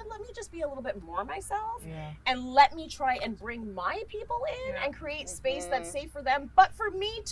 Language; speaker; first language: English; native; English